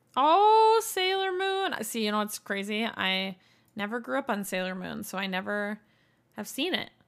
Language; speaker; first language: English; native; English